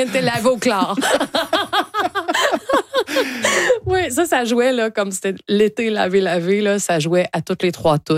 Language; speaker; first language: French; native; French